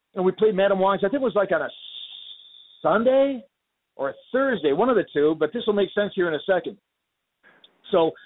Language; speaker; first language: English; native; English